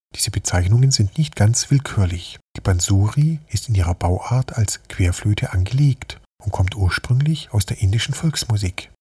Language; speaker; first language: German; native; German